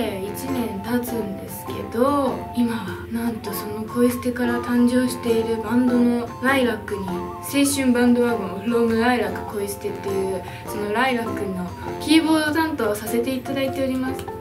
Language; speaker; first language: Japanese; native; Japanese